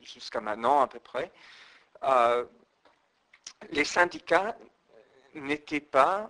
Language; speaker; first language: French; non-native, fluent; English